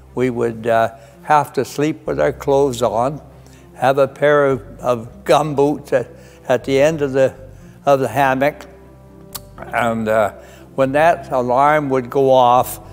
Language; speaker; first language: English; native; English